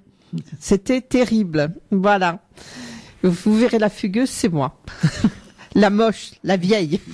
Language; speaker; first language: French; native; French